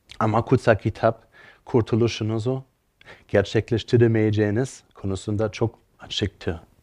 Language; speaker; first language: Turkish; non-native, fluent; German